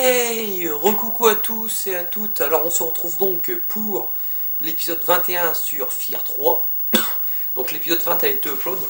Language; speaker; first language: French; native; French